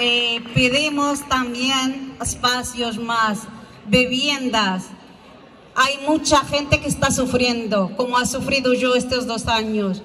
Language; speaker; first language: Spanish; non-native, fluent; Arabic